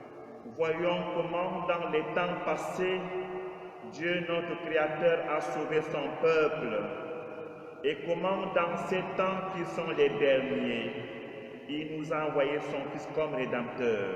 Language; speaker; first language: French; native; French